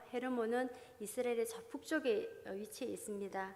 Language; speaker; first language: Korean; native; Korean